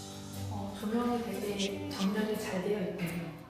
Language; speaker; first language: Korean; native; Korean